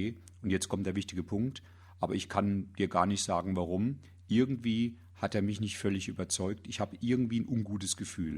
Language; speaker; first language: German; native; German